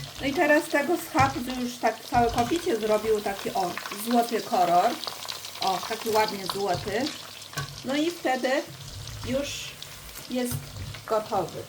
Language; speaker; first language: Polish; non-native, learner; Chinese